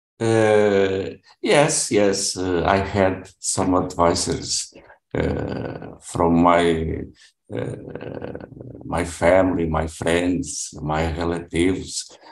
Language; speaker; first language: English; non-native, learner; Portuguese